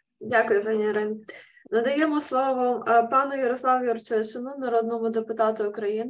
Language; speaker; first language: Ukrainian; native; Ukrainian